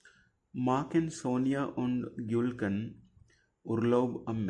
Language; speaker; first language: German; non-native, fluent; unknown